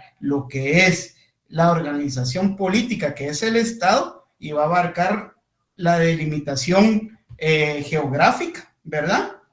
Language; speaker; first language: Spanish; native; Spanish